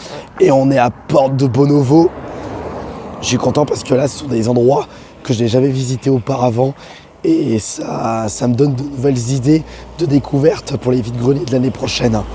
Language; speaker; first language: French; native; French